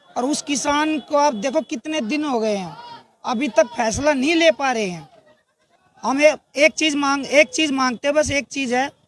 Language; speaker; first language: Hindi; native; Hindi